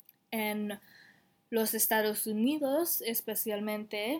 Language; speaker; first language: Spanish; non-native, learner; English